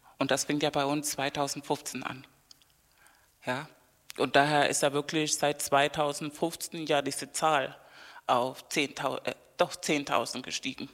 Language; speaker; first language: German; non-native, fluent; Spanish